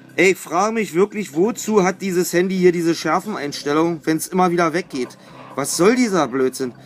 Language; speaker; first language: German; native; German